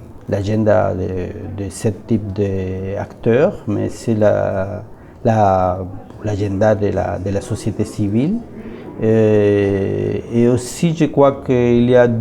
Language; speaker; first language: French; non-native, learner; Spanish